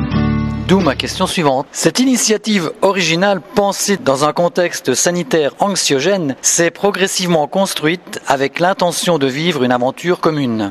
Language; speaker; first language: French; native; French